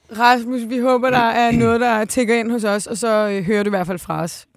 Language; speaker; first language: Danish; native; Danish